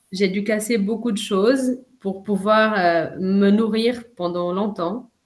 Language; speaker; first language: French; non-native, fluent; Portuguese